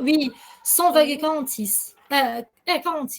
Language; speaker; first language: French; non-native, local second language; Arabic